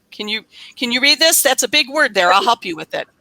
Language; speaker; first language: English; native; English